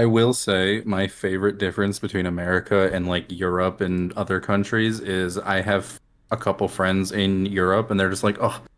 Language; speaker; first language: English; native; English